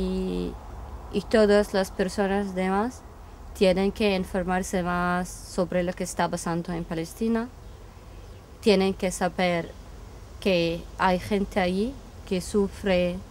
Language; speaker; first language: Spanish; non-native, fluent; Arabic